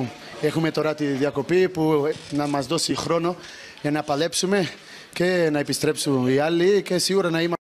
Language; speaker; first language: Greek; non-native, fluent; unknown